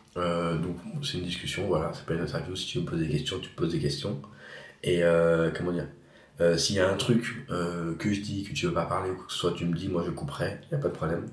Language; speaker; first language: French; native; French